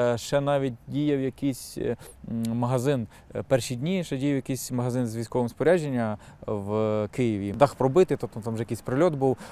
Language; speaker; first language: Ukrainian; native; Ukrainian